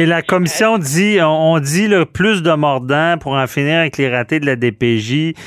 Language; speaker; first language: French; native; French